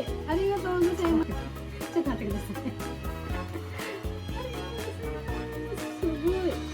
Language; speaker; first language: Japanese; non-native, fluent; Filipino